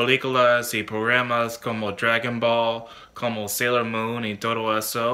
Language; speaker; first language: Spanish; non-native, learner; English